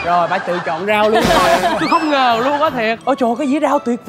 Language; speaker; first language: Vietnamese; native; Vietnamese